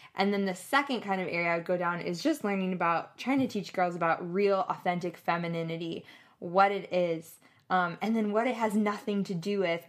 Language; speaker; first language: English; native; English